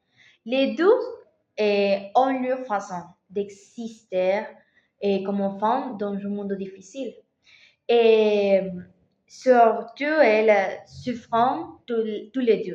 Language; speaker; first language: French; non-native, learner; Spanish